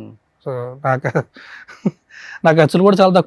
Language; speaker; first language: Telugu; native; Telugu